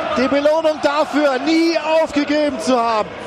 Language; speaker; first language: German; native; German